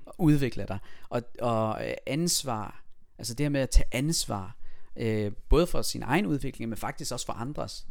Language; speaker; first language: Danish; early bilingual, other home language; Persian